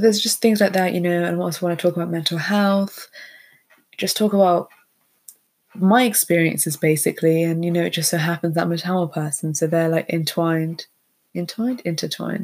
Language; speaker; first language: English; native; English